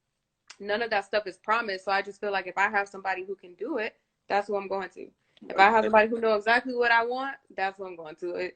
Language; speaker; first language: English; native; English